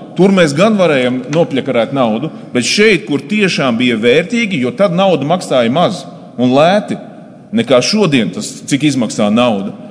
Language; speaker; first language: Latvian; native; Latvian